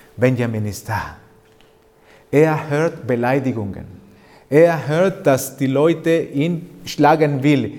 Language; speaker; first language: German; non-native, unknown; Spanish